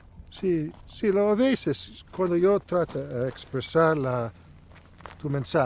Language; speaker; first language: Spanish; non-native, learner; Greek